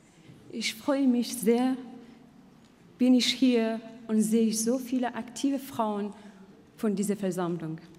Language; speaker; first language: German; non-native, fluent; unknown